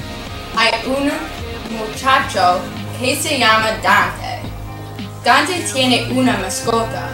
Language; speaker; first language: Spanish; non-native, learner; English